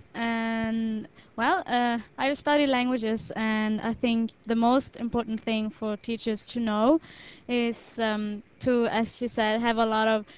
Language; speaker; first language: English; non-native, fluent; Swedish